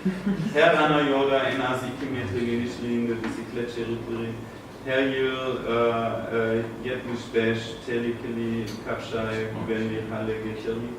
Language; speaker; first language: Turkish; non-native, learner; German